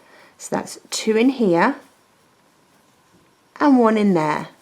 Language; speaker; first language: English; native; English